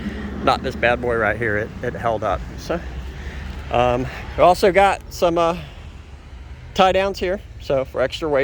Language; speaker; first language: English; native; English